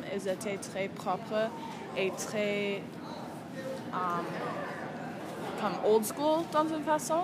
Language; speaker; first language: French; non-native, learner; English